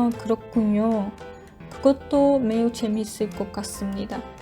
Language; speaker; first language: Korean; non-native, learner; Turkish